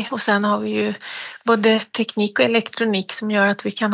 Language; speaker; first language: Swedish; native; Swedish